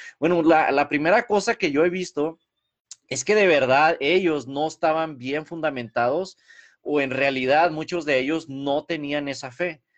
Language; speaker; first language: Spanish; early bilingual, heritage; Spanish